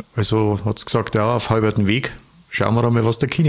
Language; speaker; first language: German; native; German